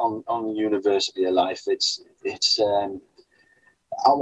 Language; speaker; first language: English; native; English